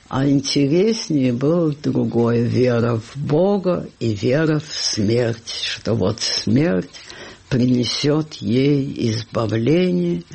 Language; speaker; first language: Russian; native; Russian